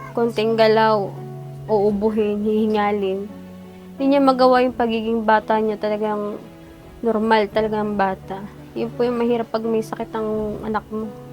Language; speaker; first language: Filipino; non-native, local second language; Bikol